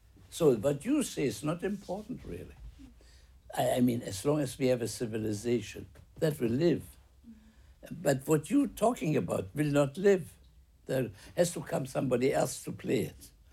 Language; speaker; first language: English; non-native, fluent; German